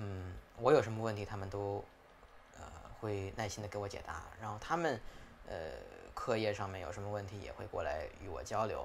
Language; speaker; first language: Chinese; native; Chinese